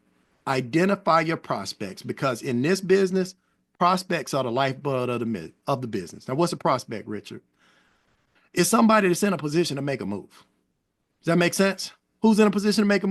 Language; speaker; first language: English; native; English